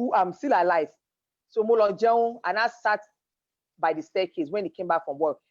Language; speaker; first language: English; non-native, local second language; Yoruba